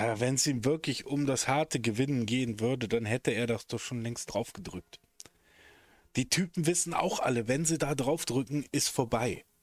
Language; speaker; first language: German; native; German